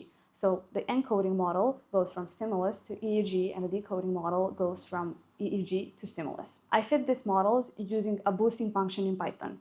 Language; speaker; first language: English; non-native, fluent; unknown